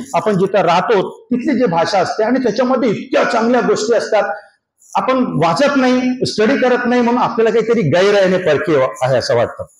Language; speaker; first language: Marathi; non-native, local second language; Urdu